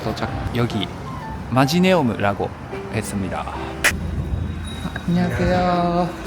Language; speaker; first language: Korean; non-native, learner; Japanese